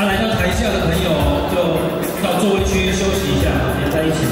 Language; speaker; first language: Chinese; native; Chinese